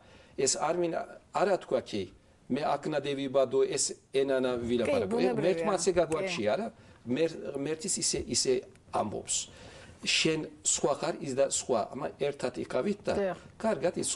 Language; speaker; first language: Georgian; early bilingual, heritage; Turkish